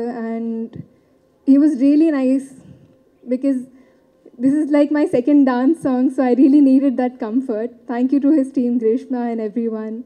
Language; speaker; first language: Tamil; non-native, learner; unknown